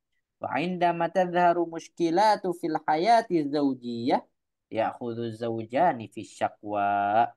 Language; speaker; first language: Arabic; non-native, fluent; Indonesian